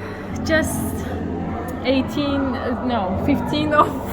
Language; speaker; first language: English; non-native, learner; Turkish